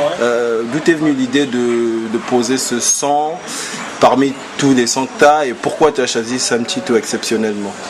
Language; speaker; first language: French; native; French